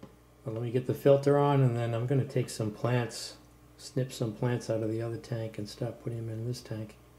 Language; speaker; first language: English; native; English